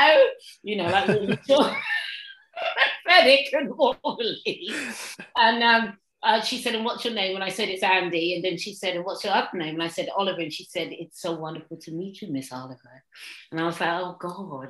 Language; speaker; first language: English; native; English